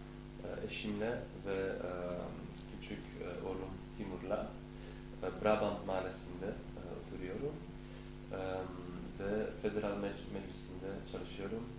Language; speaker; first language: Turkish; non-native, learner; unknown